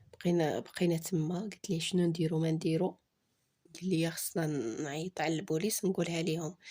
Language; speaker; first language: Arabic; native; Arabic